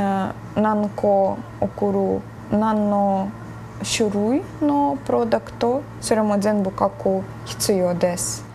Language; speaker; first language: Japanese; non-native, learner; Ukrainian